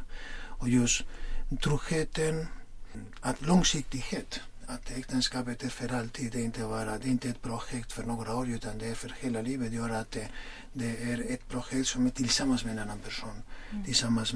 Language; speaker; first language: Swedish; non-native, fluent; Spanish